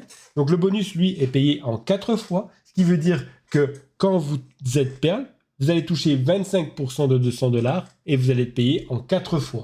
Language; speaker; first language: French; native; French